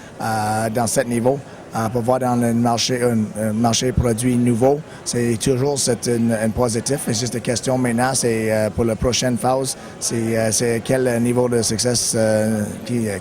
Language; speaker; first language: French; non-native, learner; English